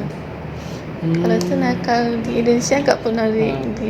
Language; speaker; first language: Indonesian; non-native, learner; Malay